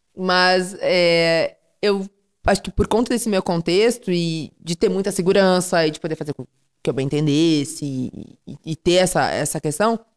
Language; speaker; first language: Portuguese; native; Portuguese